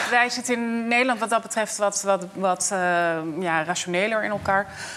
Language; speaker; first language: Dutch; non-native, fluent; English